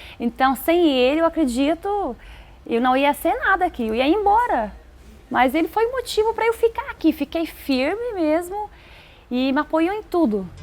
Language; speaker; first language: Portuguese; non-native, fluent; Arabic